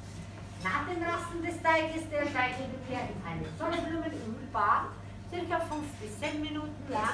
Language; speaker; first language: German; non-native, fluent; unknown